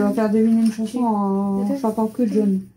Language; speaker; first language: French; native; French